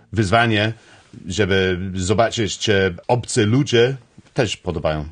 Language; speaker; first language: Polish; non-native, learner; English